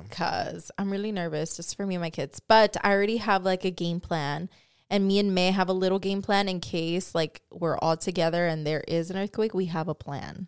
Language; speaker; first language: English; early bilingual, other home language; Spanish